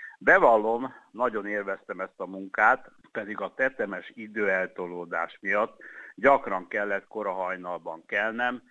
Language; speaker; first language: Hungarian; native; Hungarian